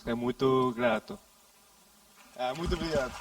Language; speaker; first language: Portuguese; non-native, learner; Danish